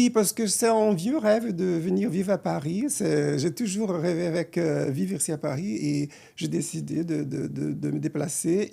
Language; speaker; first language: French; non-native, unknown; Portuguese